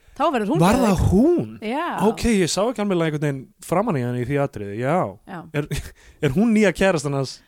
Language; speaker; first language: Icelandic; non-native, fluent; English